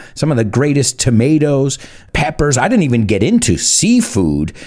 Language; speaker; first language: English; early bilingual, other home language; Spanish